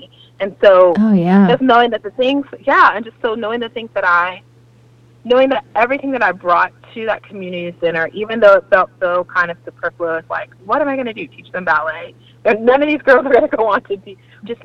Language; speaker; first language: English; native; English